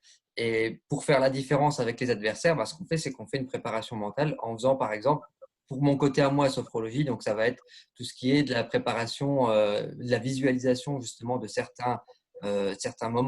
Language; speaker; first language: French; native; French